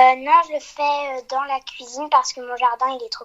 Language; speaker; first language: French; early bilingual, heritage; French